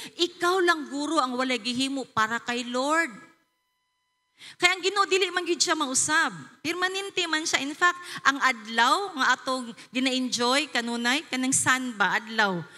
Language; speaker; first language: Cebuano; native; Cebuano